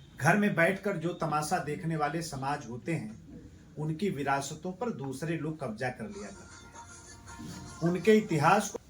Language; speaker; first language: Hindi; native; Hindi